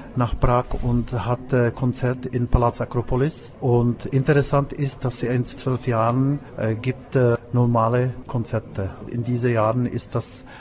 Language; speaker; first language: German; non-native, fluent; Czech